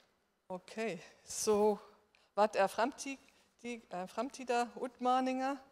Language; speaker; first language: Swedish; non-native, fluent; German